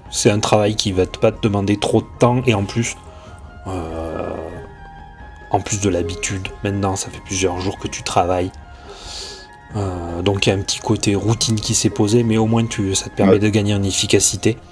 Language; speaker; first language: French; native; French